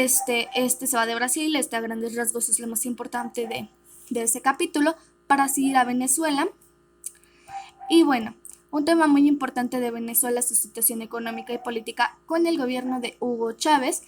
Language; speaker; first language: Spanish; native; Spanish